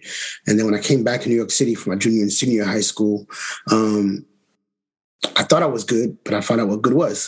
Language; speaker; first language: English; native; English